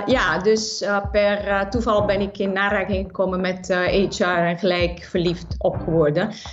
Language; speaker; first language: Dutch; non-native, fluent; Italian